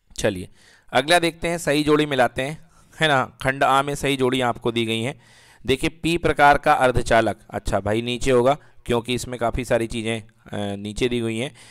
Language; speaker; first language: Hindi; native; Hindi